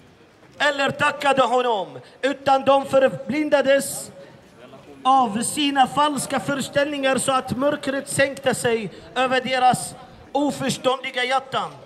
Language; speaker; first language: Swedish; non-native, fluent; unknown